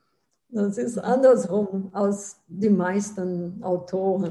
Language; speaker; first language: German; non-native, fluent; Portuguese